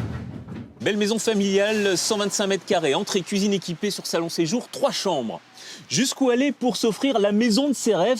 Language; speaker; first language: French; native; French